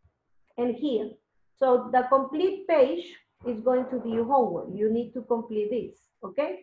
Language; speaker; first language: English; non-native, learner; Spanish